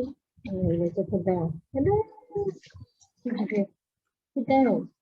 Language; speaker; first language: English; non-native, local second language; Chinese